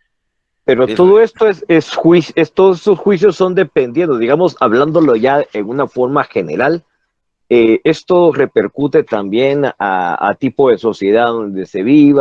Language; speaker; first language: Spanish; native; Spanish